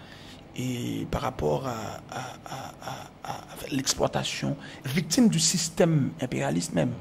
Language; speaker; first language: French; non-native, local second language; Haitian Creole